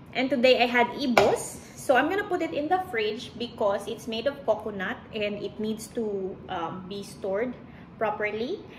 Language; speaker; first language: English; non-native, local second language; Hiligaynon